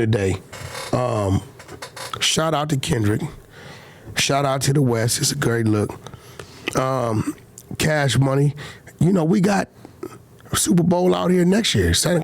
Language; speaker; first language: English; native; English